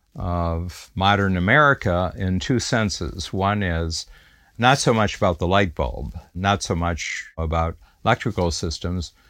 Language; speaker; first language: English; native; English